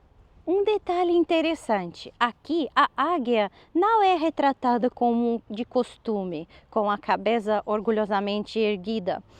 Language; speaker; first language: Portuguese; non-native, fluent; Russian